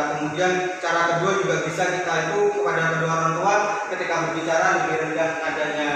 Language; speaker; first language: Indonesian; native; Indonesian